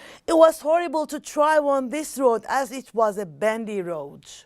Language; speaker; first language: English; non-native, fluent; Turkish